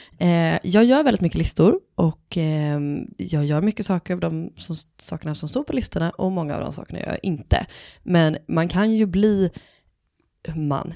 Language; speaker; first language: Swedish; native; Swedish